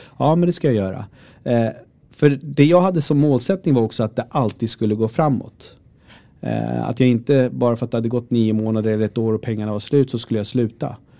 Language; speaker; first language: Swedish; early bilingual, other home language; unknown